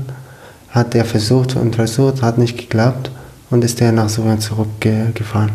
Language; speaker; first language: German; non-native, learner; Arabic